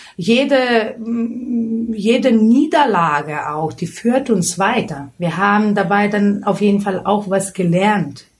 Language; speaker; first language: German; non-native, fluent; Lithuanian